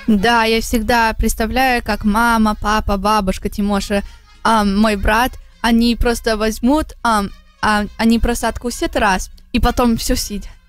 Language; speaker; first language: Russian; early bilingual, heritage; Russian